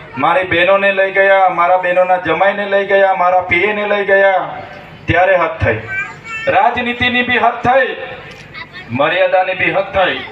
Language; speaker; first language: Gujarati; non-native, local second language; Vasavi